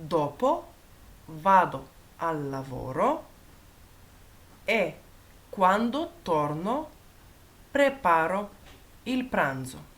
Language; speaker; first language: Italian; non-native, fluent; Macedonian